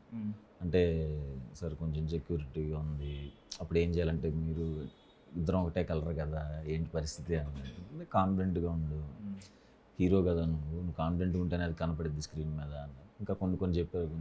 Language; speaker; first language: Telugu; native; Telugu